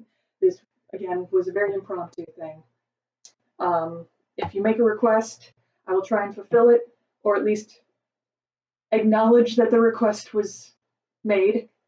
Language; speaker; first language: English; native; English